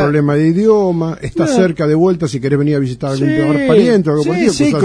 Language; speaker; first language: Spanish; native; Spanish